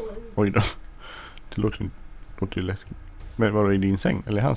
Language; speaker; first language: Swedish; native; Swedish